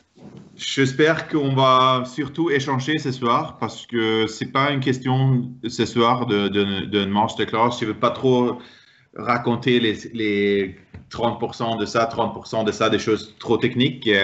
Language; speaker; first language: French; non-native, fluent; Swedish